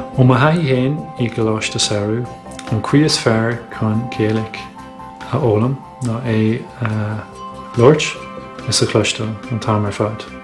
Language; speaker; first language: Irish; non-native, local second language; English